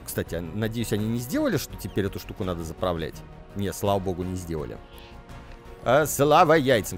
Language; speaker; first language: Russian; native; Russian